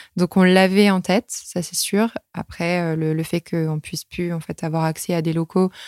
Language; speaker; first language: French; native; French